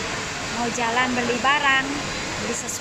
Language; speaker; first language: Indonesian; non-native, local second language; Javanese